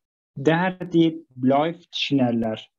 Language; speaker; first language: German; non-native, fluent; Turkish